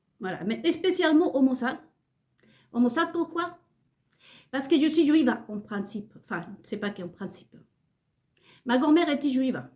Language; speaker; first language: French; non-native, fluent; Spanish